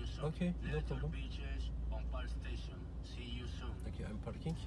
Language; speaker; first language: English; non-native, learner; Turkish